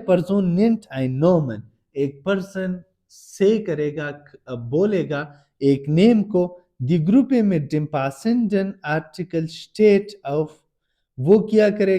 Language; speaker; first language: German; non-native, learner; Urdu